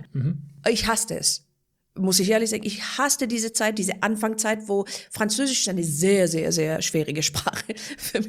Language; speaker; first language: German; non-native, fluent; Persian